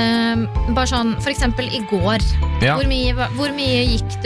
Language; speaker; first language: Norwegian; native; Norwegian